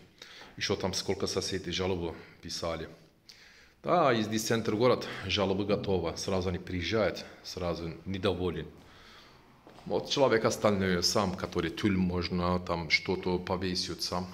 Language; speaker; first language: Russian; non-native, local second language; Turkish